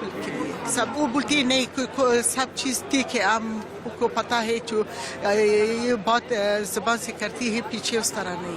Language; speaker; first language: Hindi; non-native, learner; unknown